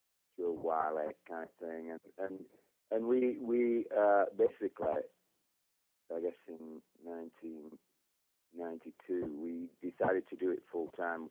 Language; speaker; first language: English; native; English